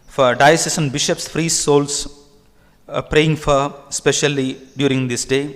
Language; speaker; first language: English; non-native, local second language; Telugu